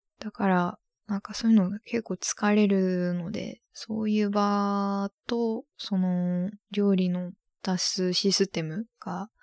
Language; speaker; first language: Japanese; native; Japanese